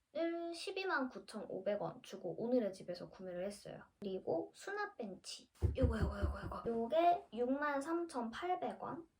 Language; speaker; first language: Korean; native; Korean